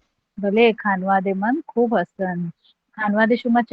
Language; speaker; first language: Persian; non-native, learner; Urdu